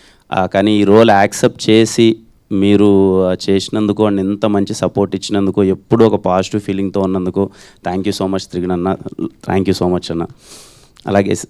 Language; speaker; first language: Telugu; native; Telugu